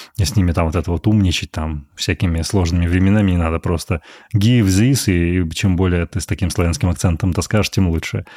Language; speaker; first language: Russian; native; Russian